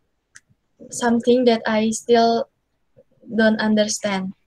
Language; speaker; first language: English; non-native, learner; Indonesian